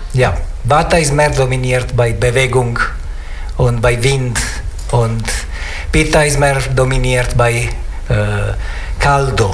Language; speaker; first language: German; non-native, learner; Italian